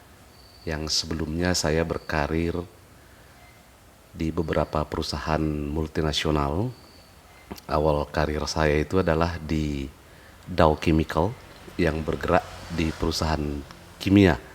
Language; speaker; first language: Indonesian; native; Indonesian